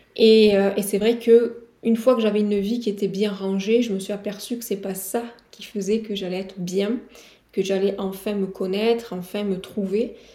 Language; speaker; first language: French; native; French